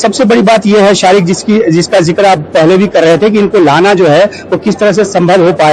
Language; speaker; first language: Hindi; native; Hindi